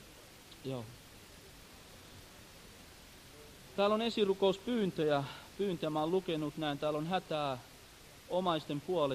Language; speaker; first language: Finnish; native; Finnish